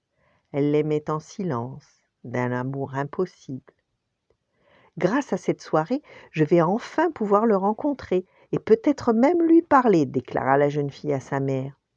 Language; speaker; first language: French; native; French